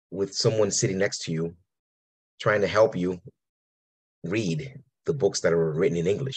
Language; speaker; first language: English; early bilingual, other home language; Spanish